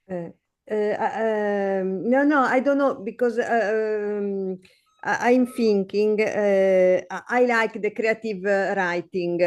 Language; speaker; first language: English; non-native, learner; Italian